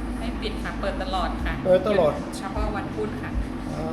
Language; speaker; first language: Thai; native; Thai